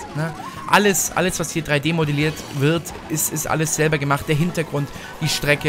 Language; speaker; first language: German; native; German